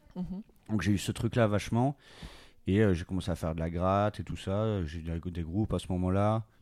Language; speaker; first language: French; native; French